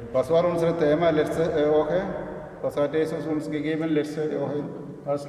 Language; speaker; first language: German; non-native, learner; Malayalam